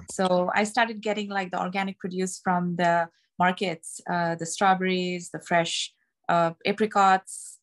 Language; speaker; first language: English; non-native, local second language; Gujarati